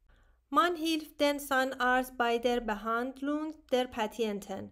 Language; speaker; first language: German; non-native, learner; Persian